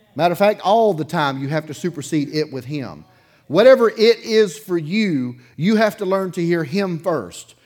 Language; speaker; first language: English; native; English